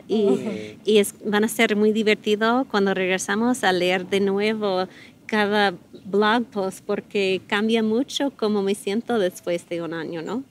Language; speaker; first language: Spanish; non-native, fluent; English